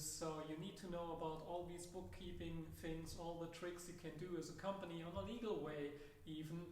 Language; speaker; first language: English; non-native, fluent; German